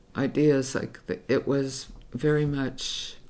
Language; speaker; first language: English; native; English